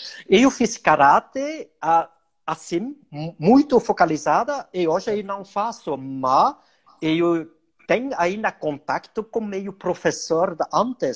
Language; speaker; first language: Portuguese; non-native, learner; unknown